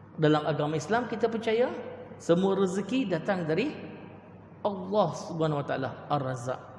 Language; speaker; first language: Malay; non-native, local second language; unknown